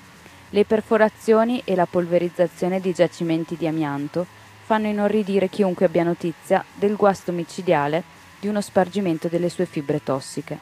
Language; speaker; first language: Italian; native; Italian